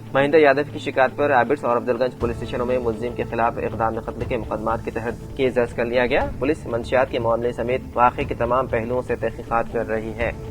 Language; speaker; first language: Urdu; native; Urdu